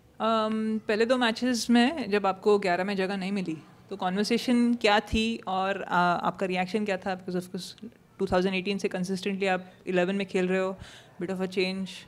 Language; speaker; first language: Hindi; native; Hindi